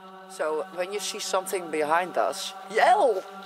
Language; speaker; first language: English; non-native, fluent; Dutch